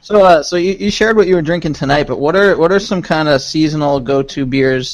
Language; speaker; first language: English; native; English